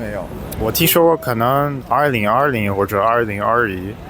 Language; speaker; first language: Chinese; non-native, fluent; Portuguese